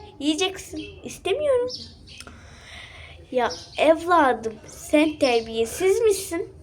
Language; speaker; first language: Turkish; early bilingual, other home language; Arabic